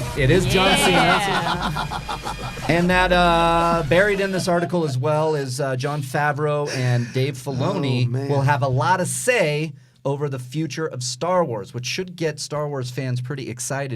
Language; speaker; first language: English; native; English